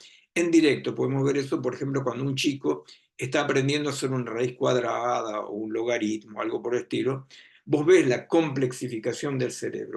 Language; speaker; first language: Spanish; native; Spanish